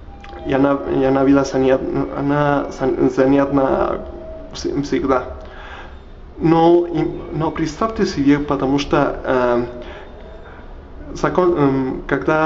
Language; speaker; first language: Russian; non-native, learner; Spanish